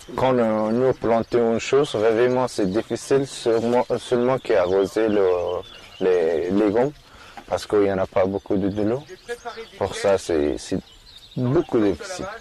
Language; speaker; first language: French; non-native, learner; Persian